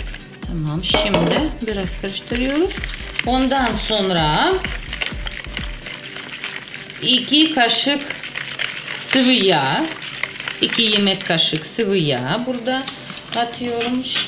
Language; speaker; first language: Turkish; non-native, learner; Russian